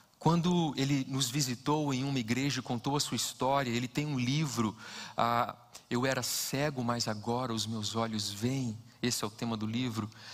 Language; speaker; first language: Portuguese; native; Portuguese